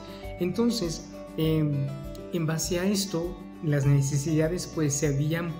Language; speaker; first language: Spanish; native; Spanish